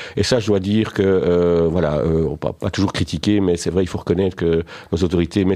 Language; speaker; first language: French; native; French